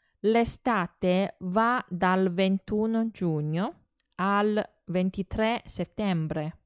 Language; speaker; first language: Italian; non-native, fluent; Chinese